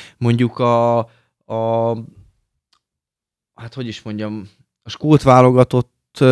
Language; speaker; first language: Hungarian; native; Hungarian